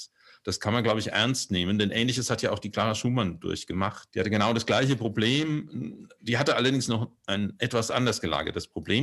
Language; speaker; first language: German; native; German